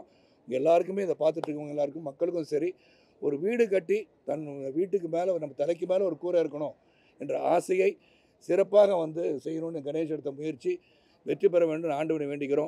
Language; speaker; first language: Tamil; native; Tamil